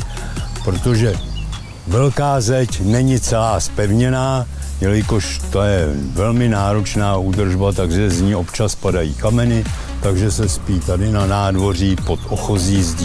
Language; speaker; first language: Czech; native; Czech